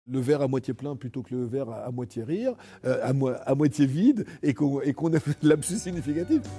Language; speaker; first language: French; native; French